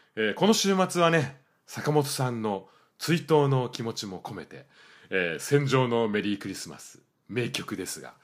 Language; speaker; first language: Japanese; native; Japanese